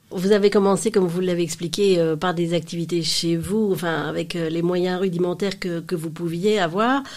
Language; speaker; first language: French; native; French